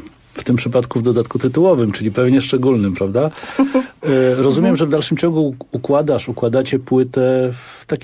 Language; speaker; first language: Polish; native; Polish